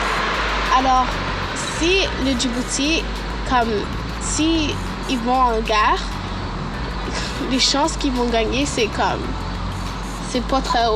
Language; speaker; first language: French; early bilingual, other home language; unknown